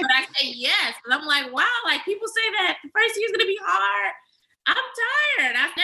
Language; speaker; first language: English; native; English